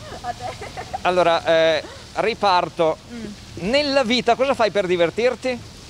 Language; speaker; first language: Italian; native; Italian